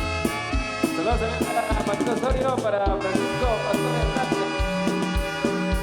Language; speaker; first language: Spanish; native; Spanish